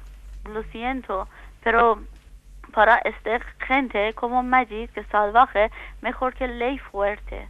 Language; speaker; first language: Spanish; non-native, learner; Persian